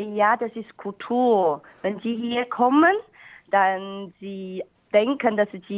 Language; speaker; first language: German; non-native, learner; Chinese